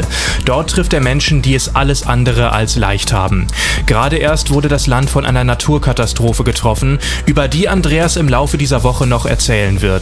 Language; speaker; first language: German; native; German